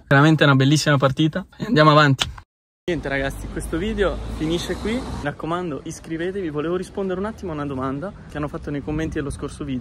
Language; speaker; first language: Italian; native; Italian